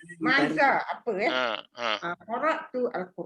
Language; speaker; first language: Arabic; non-native, learner; Malay